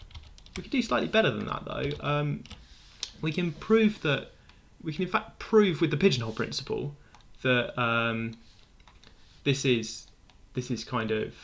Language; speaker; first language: English; native; English